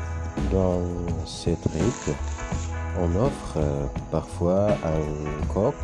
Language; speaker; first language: French; non-native, fluent; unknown